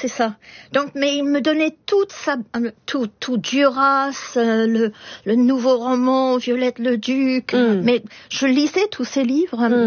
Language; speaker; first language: French; non-native, fluent; English